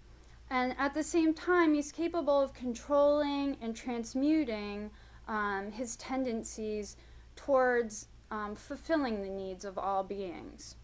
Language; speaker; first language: English; native; English